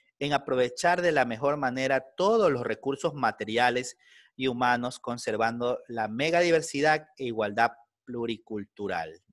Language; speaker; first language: Spanish; native; Spanish